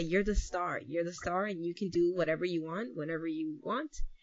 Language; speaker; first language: English; early bilingual, other home language; Spanish